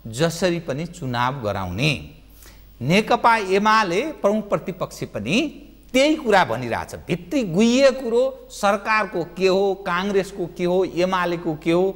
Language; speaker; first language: Nepali; native; Nepali